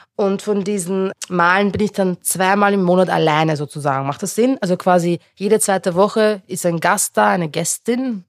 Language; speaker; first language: German; non-native, local second language; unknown